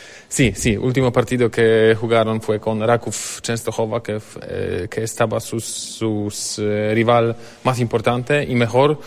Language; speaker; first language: Spanish; non-native, fluent; Polish